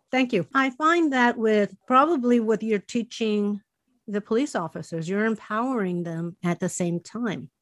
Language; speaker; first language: English; early bilingual, other home language; Spanish